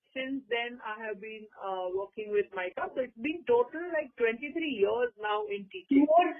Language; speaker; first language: English; non-native, local second language; Gujarati